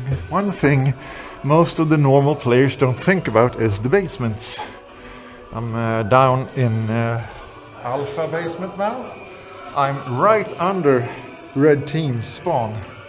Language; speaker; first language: English; non-native, fluent; Swedish